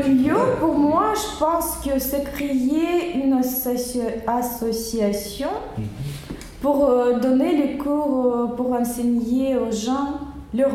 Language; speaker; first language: French; non-native, learner; Russian